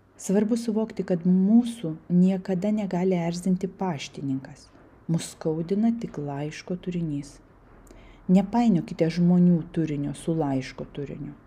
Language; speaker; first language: Lithuanian; non-native, local second language; Russian